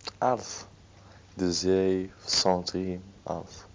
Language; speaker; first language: Dutch; non-native, learner; Arabic